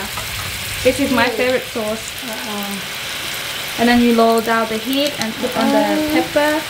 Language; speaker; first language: English; non-native, learner; Thai